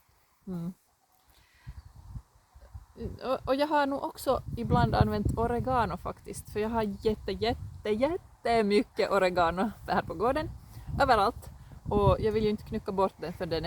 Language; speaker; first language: Swedish; non-native, local second language; Finnish